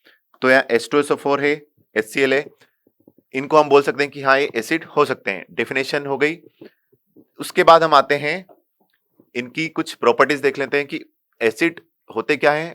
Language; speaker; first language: Hindi; native; Hindi